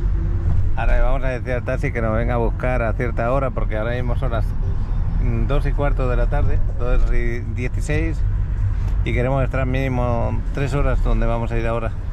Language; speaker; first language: Spanish; native; Spanish